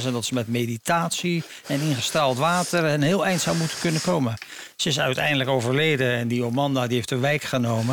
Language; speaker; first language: Dutch; native; Dutch